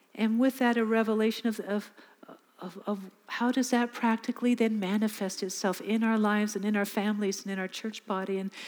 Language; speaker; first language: English; native; English